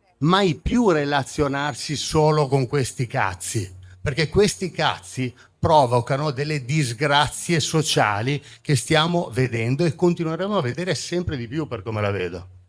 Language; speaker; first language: Italian; early bilingual, other home language; Croatian